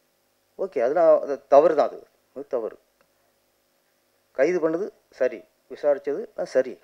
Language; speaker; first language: Tamil; native; Tamil